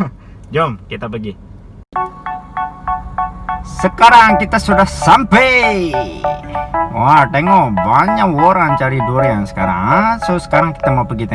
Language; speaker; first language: Malay; native; Malay